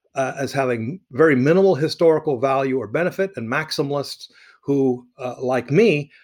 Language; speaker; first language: English; early bilingual, other home language; Arabic